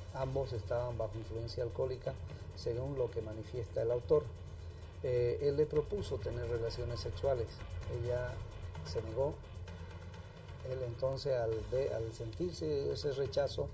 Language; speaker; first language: Spanish; native; Spanish